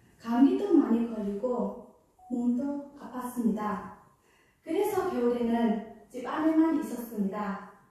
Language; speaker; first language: Korean; non-native, fluent; Khmer